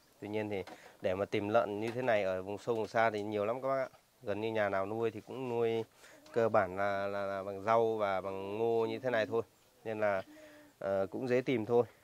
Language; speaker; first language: Vietnamese; non-native, local second language; Hmong